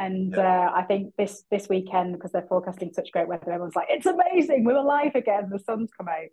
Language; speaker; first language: English; native; English